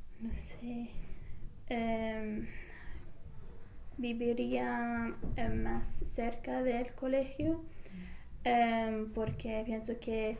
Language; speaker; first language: Spanish; non-native, fluent; English